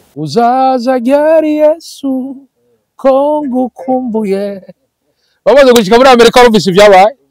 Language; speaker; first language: Rundi; native; Rundi